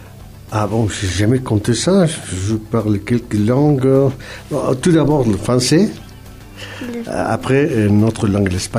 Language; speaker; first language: French; non-native, fluent; Spanish